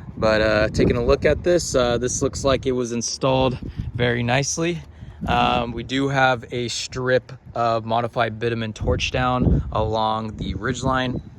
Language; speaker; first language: English; native; English